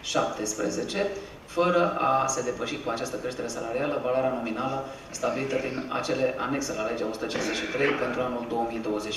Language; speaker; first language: Romanian; native; Romanian